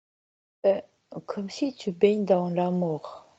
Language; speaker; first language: French; non-native, fluent; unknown